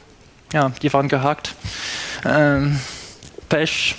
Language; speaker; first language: German; non-native, fluent; French